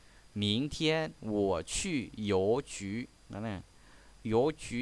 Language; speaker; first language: Chinese; non-native, learner; Hmong